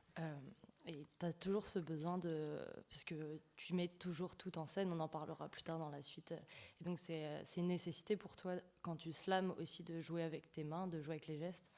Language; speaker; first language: French; native; French